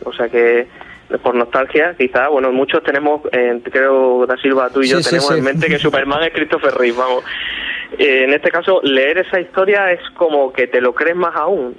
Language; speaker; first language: Spanish; native; Spanish